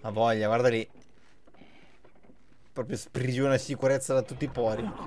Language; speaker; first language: Italian; native; Italian